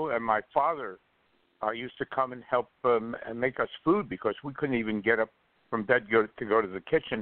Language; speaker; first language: English; native; English